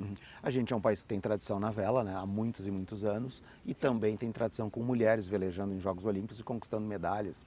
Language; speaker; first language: Portuguese; native; Portuguese